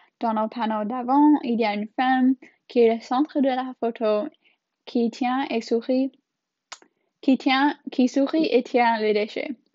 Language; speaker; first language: French; non-native, learner; English